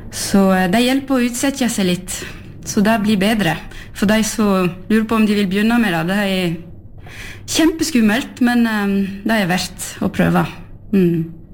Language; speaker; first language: Norwegian; early bilingual, heritage; French